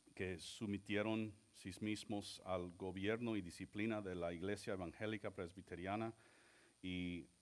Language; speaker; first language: Spanish; non-native, fluent; English